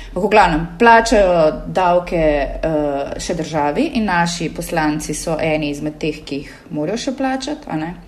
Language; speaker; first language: Slovenian; native; Slovenian